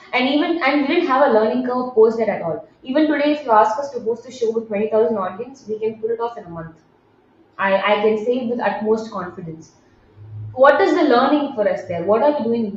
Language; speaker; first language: English; non-native, local second language; Tamil